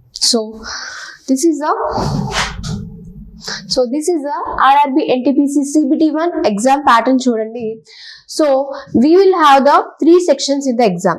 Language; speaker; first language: English; non-native, local second language; Telugu